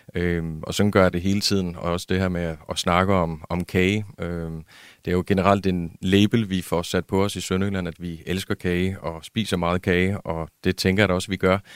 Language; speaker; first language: Danish; native; Danish